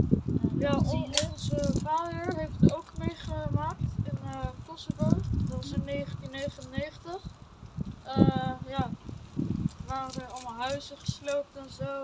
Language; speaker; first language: Dutch; early bilingual, other home language; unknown